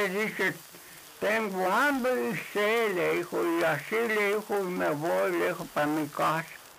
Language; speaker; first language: Spanish; non-native, local second language; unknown